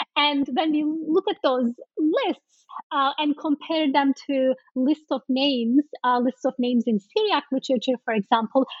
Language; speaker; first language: English; non-native, fluent; Turkish